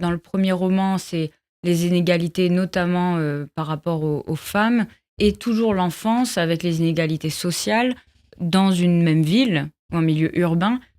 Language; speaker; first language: French; non-native, local second language; Arabic